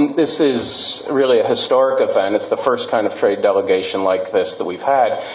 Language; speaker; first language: English; native; English